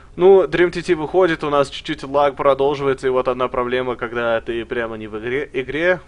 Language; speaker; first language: Russian; early bilingual, heritage; Russian